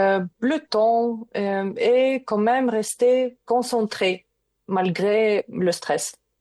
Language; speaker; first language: French; non-native, learner; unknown